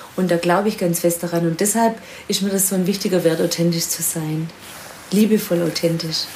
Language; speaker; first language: German; native; German